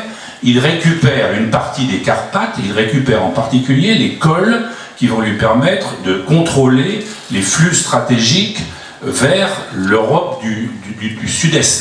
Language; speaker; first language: French; native; French